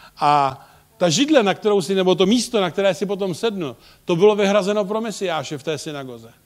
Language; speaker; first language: Czech; native; Czech